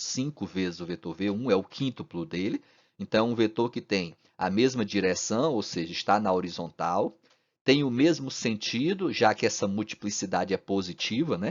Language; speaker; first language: Portuguese; native; Portuguese